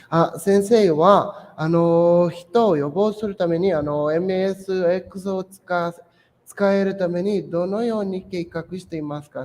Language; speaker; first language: Japanese; non-native, fluent; Portuguese